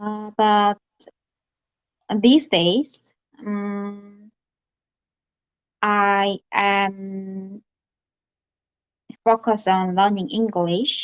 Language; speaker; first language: English; non-native, learner; Korean